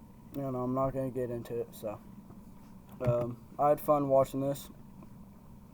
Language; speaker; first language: English; native; English